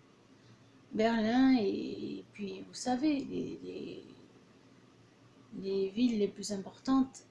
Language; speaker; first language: French; early bilingual, other home language; Portuguese